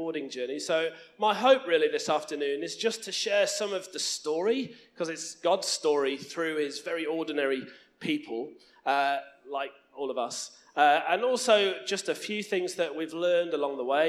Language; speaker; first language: English; native; English